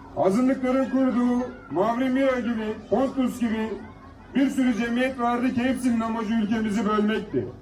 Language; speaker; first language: Turkish; native; Turkish